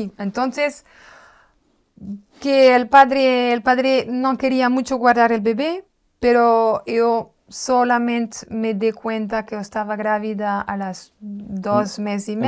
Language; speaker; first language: Spanish; non-native, learner; French